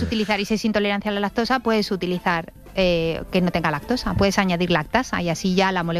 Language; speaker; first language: Spanish; native; Spanish